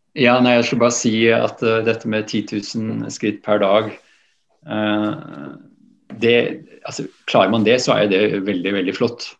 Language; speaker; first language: Norwegian; native; Norwegian